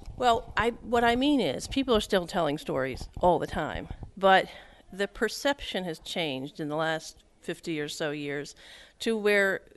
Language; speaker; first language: English; native; English